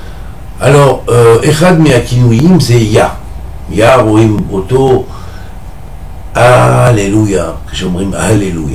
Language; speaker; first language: Hebrew; non-native, fluent; French